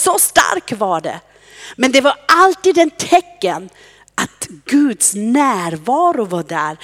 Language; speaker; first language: Swedish; non-native, fluent; German